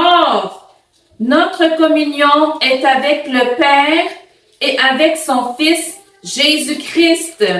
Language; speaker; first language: French; native; French